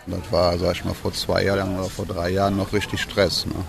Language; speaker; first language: German; native; German